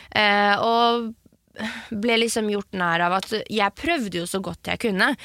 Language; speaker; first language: Norwegian; early bilingual, other home language; French